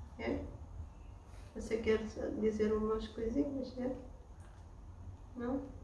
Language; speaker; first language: Portuguese; non-native, learner; Ukrainian